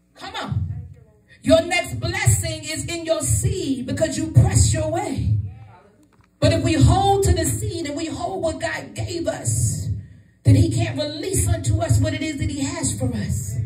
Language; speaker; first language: English; native; English